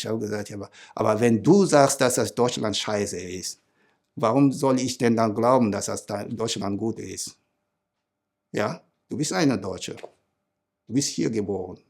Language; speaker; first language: German; non-native, fluent; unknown